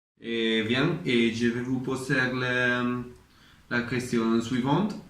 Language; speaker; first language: French; non-native, learner; Spanish